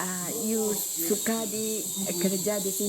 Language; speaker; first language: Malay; non-native, fluent; Japanese